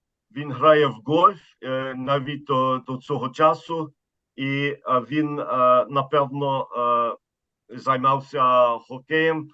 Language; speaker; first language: Ukrainian; early bilingual, heritage; Ukrainian